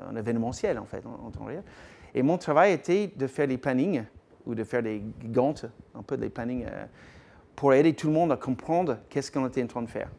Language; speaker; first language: French; non-native, fluent; English